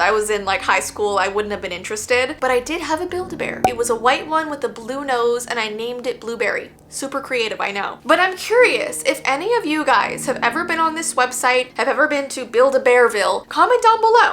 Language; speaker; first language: English; native; English